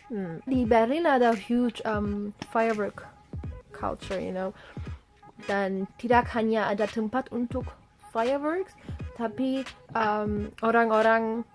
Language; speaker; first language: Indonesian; non-native, learner; Turkish